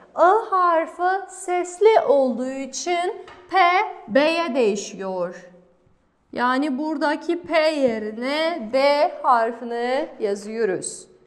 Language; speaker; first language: Turkish; non-native, fluent; Kazakh